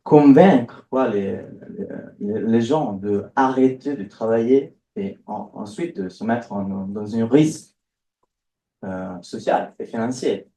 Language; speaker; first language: French; non-native, fluent; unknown